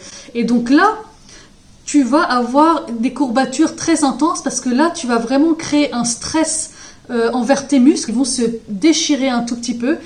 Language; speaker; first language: French; native; French